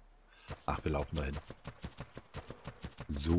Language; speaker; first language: German; native; German